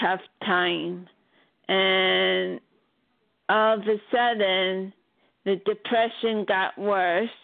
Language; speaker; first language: English; native; English